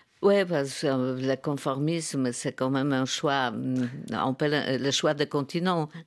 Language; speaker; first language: French; non-native, fluent; Polish